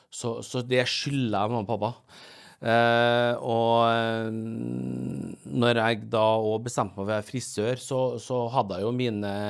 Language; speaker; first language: Norwegian; native; Norwegian